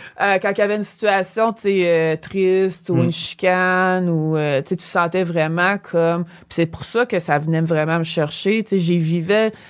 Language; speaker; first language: French; native; French